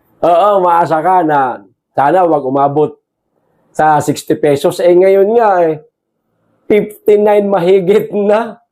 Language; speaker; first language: Filipino; non-native, local second language; Cebuano